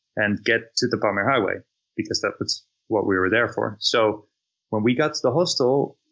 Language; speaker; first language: English; non-native, fluent; Dutch